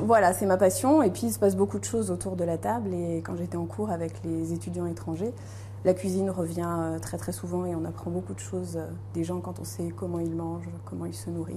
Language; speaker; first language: French; native; French